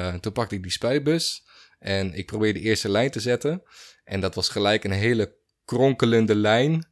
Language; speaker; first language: Dutch; native; Dutch